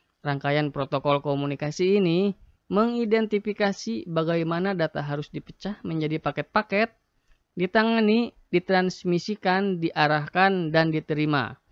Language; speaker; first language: Indonesian; native; Indonesian